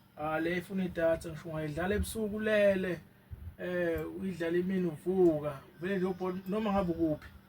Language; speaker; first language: Zulu; native; Zulu